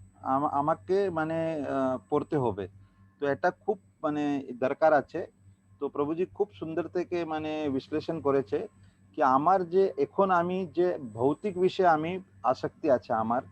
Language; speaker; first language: Bangla; non-native, learner; Hindi